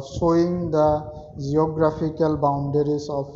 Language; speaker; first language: English; non-native, local second language; Assamese